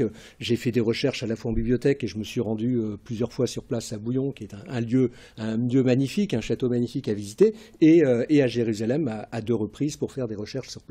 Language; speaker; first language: French; native; French